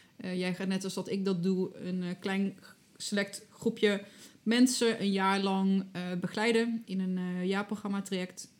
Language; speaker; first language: Dutch; native; Dutch